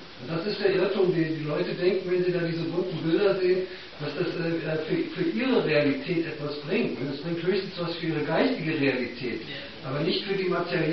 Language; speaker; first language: German; native; German